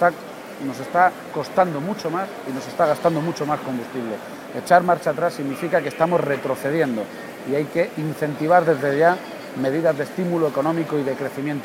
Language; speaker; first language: Spanish; native; Spanish